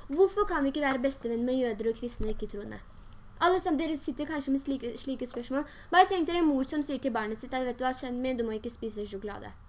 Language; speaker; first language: Norwegian; early bilingual, other home language; Urdu